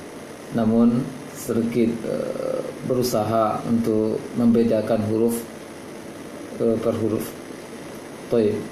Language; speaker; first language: Indonesian; native; Indonesian